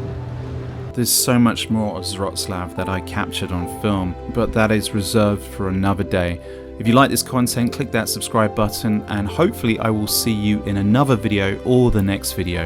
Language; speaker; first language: English; native; English